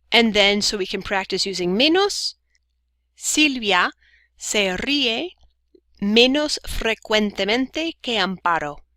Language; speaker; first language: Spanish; non-native, fluent; English